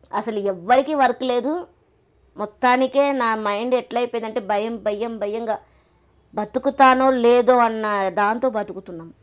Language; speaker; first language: Telugu; native; Telugu